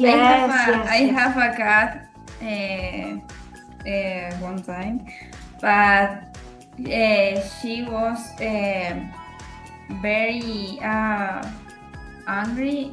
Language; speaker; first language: English; non-native, learner; Spanish